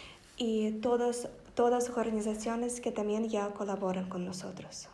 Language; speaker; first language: Spanish; non-native, fluent; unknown